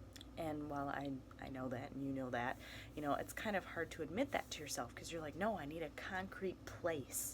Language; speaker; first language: English; native; English